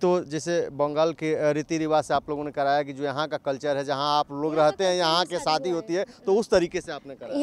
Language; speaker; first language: Hindi; native; Hindi